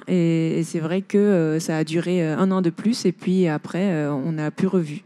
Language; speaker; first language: French; native; French